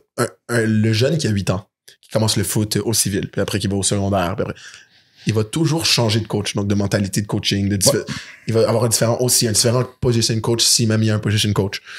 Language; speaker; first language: French; native; French